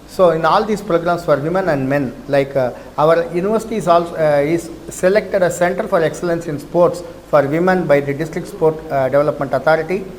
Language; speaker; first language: English; non-native, local second language; Telugu